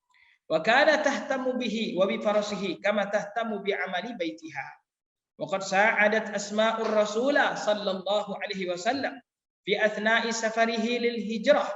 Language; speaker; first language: Arabic; non-native, fluent; Indonesian